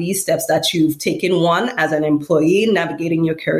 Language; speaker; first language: English; non-native, local second language; Yoruba